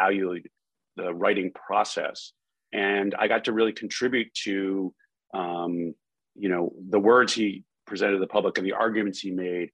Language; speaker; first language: English; native; English